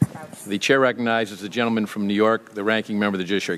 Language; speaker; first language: English; native; English